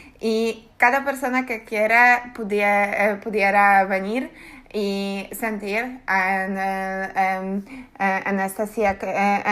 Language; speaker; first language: Spanish; non-native, learner; Polish